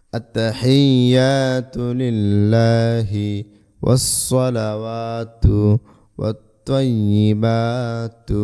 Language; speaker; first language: Arabic; non-native, learner; Bangla